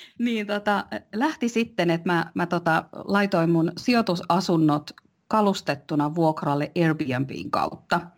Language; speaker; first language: Finnish; native; Finnish